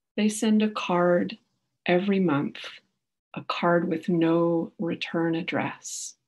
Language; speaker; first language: English; native; English